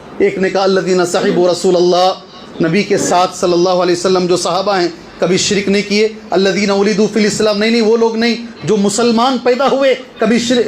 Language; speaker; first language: Urdu; native; Urdu